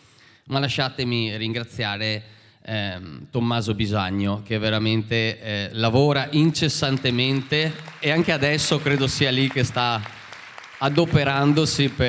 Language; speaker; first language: Italian; native; Italian